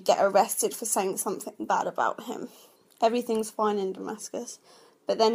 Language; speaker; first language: English; non-native, fluent; Arabic